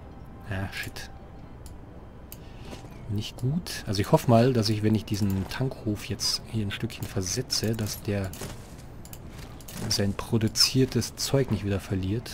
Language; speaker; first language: German; native; German